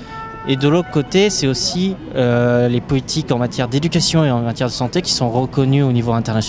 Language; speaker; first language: French; native; French